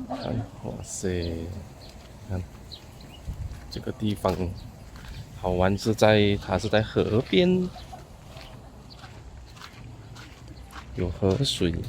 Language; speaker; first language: Chinese; native; Chinese